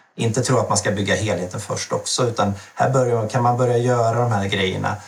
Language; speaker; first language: Swedish; native; Swedish